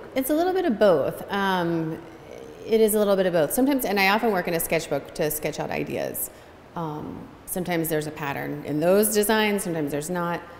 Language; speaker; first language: English; native; English